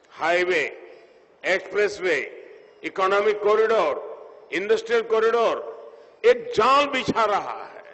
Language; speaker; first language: Hindi; non-native, local second language; Gujarati